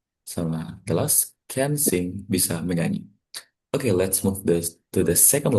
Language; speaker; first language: English; non-native, fluent; Indonesian